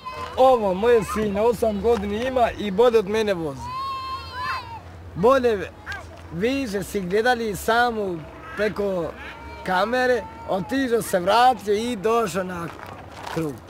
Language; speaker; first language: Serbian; non-native, local second language; Romany